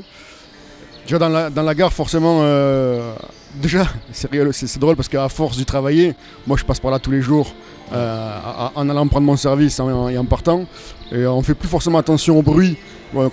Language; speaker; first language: French; native; French